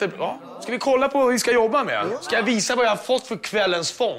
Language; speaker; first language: Swedish; native; Swedish